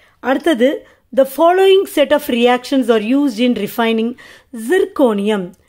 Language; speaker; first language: English; non-native, local second language; Tamil